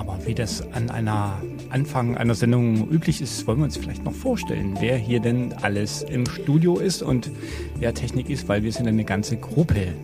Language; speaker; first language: German; native; German